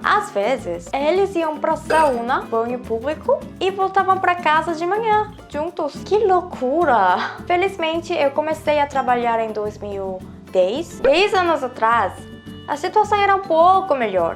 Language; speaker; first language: Portuguese; non-native, fluent; Korean